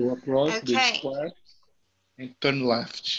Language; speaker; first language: English; non-native, learner; Portuguese